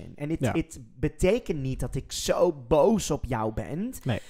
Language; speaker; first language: Dutch; non-native, fluent; English